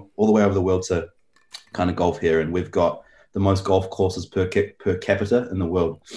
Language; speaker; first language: English; native; English